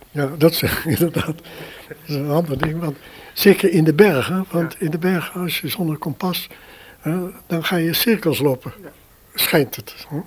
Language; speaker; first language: Dutch; native; Dutch